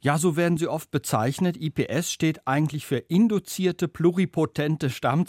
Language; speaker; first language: German; native; German